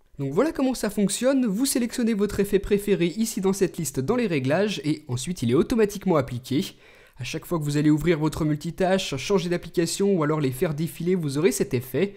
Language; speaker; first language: French; native; French